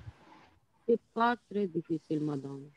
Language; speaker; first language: French; non-native, learner; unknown